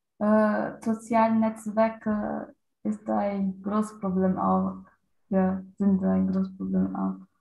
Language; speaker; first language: German; non-native, learner; Portuguese